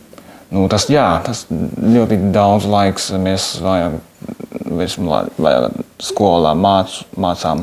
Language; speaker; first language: Latvian; non-native, learner; Chinese